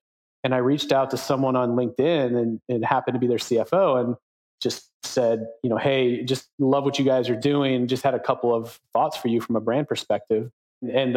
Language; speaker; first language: English; native; English